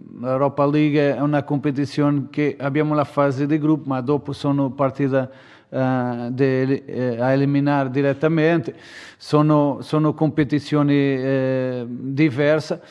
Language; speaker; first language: Italian; non-native, fluent; Portuguese